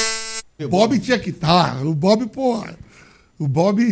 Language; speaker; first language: Portuguese; native; Portuguese